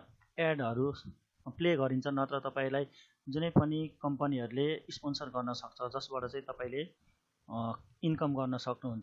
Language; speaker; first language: Nepali; native; Nepali